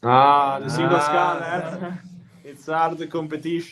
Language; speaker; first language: English; non-native, learner; Italian